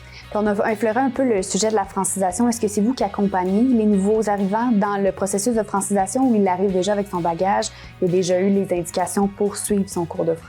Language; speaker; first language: French; native; French